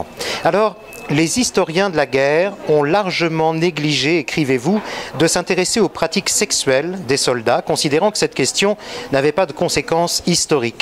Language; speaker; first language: French; native; French